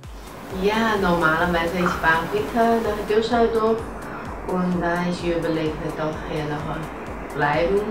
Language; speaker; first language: German; non-native, learner; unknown